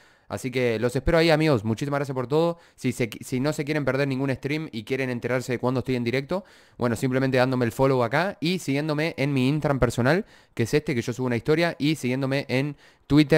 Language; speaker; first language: Spanish; native; Spanish